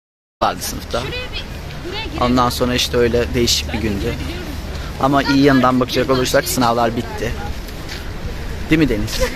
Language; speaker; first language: Turkish; native; Turkish